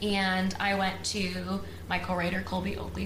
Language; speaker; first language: English; native; English